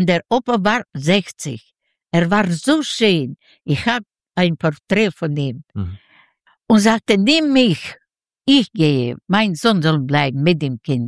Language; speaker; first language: German; non-native, learner; Russian